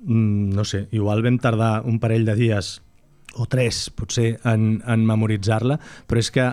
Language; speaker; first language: Catalan; native; Catalan